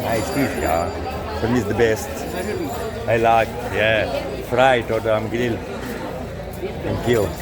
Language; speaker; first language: English; non-native, learner; Slovenian